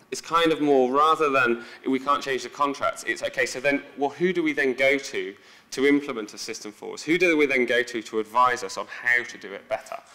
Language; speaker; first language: English; native; English